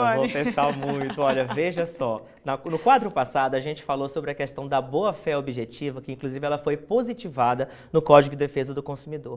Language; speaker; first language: Portuguese; native; Portuguese